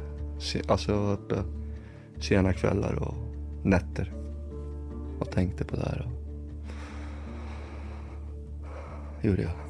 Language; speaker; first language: Swedish; early bilingual, other home language; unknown